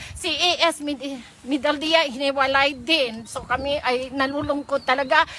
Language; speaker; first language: Filipino; non-native, local second language; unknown